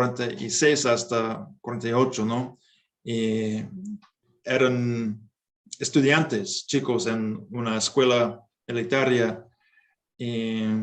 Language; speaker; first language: Spanish; non-native, learner; English